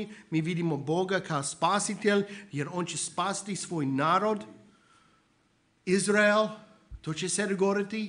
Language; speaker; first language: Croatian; non-native, fluent; English